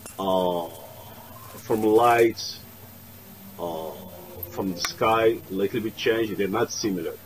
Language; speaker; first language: English; non-native, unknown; Arabic